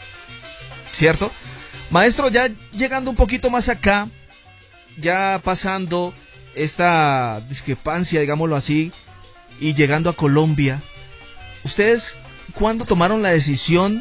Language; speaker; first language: Spanish; native; Spanish